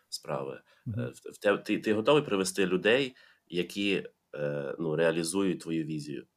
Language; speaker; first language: Ukrainian; native; Ukrainian